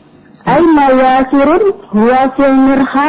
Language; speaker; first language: Arabic; non-native, learner; Indonesian